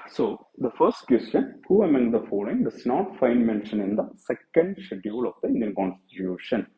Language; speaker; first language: English; non-native, local second language; Malayalam